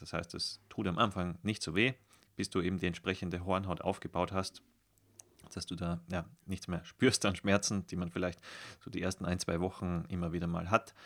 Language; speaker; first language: German; native; German